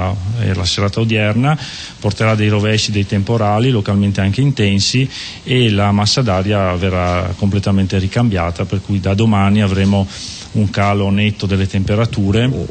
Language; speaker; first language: Italian; native; Italian